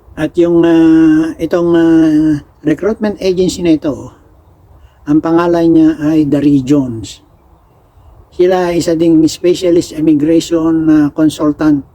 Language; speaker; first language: Filipino; native; Filipino